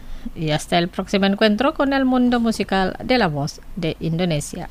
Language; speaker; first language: Spanish; non-native, fluent; Indonesian